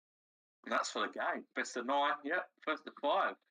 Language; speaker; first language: English; native; English